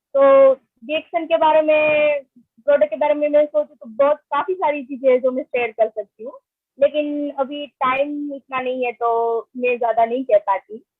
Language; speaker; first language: Hindi; non-native, local second language; Gujarati